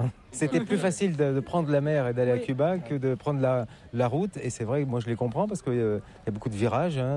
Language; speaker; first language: French; native; French